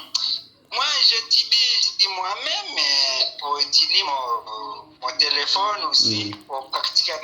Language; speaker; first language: French; non-native, learner; Swahili